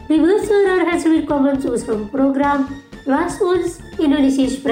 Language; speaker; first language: German; non-native, fluent; Indonesian